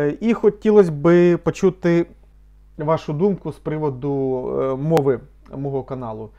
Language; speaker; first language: Ukrainian; non-native, local second language; Russian